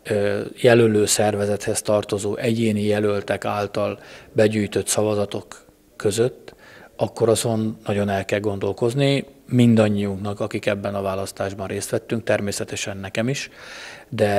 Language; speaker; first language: Hungarian; native; Hungarian